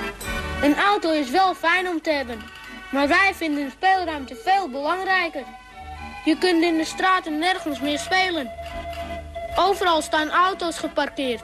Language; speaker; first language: Dutch; native; Dutch